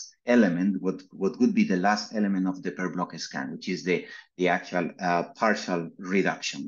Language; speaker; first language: English; non-native, fluent; Spanish